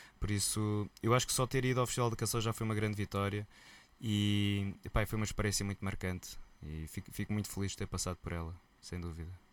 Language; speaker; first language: Portuguese; native; Portuguese